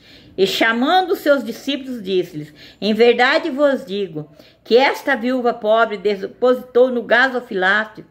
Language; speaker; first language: Portuguese; native; Portuguese